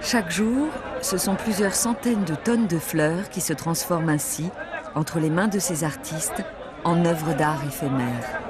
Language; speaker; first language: French; native; French